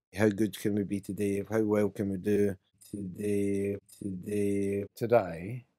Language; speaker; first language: English; native; English